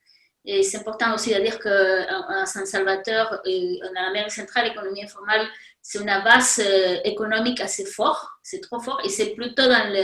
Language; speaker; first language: French; non-native, fluent; Spanish